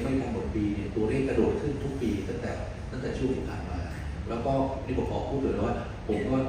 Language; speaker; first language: Thai; native; Thai